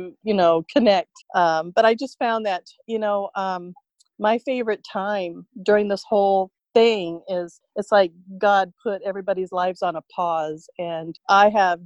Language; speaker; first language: English; native; English